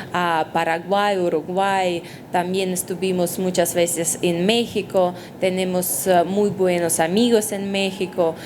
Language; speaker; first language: Spanish; non-native, fluent; Russian